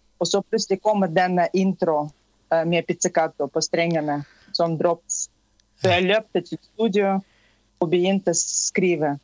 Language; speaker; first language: Norwegian; non-native, fluent; Tatar